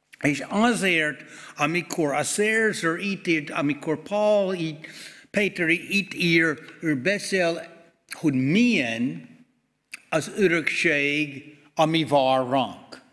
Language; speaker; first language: Hungarian; non-native, fluent; English